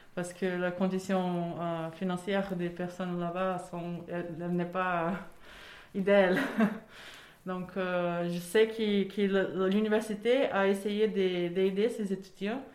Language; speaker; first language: French; non-native, fluent; Portuguese